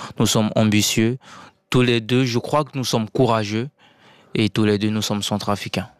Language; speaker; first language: French; non-native, local second language; Sango